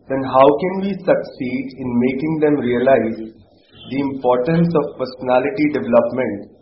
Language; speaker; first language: English; non-native, local second language; Urdu